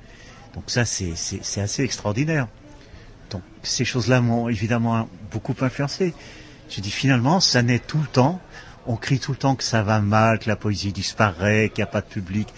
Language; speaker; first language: French; non-native, local second language; Dutch